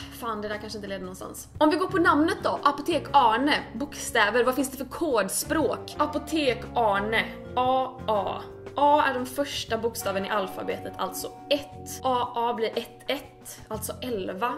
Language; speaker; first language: Swedish; native; Swedish